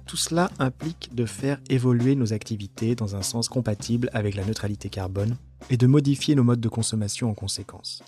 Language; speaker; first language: French; native; French